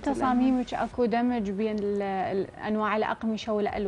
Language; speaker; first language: Arabic; native; Arabic